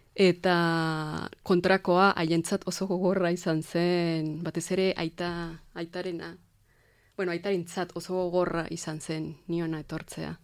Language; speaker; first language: Basque; non-native, fluent; Spanish